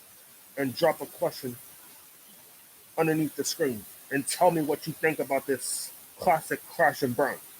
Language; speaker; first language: English; native; English